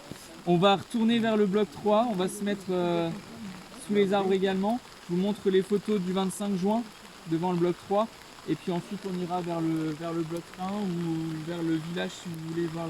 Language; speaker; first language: French; native; French